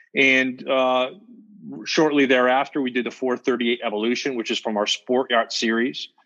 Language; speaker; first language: English; native; English